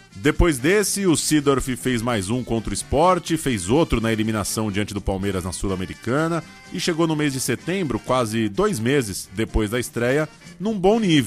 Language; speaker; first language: Portuguese; native; Portuguese